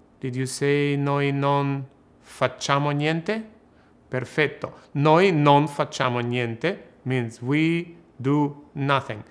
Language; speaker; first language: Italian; non-native, fluent; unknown